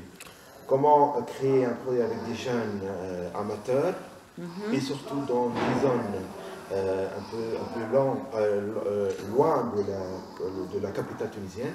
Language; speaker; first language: French; non-native, local second language; Arabic